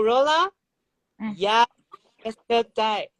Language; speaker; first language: English; non-native, learner; Chinese